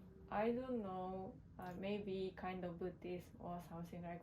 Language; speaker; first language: English; non-native, learner; Japanese